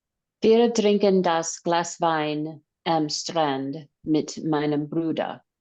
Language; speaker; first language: German; non-native, learner; English